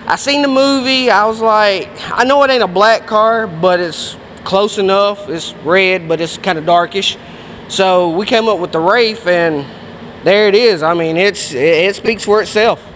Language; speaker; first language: English; native; English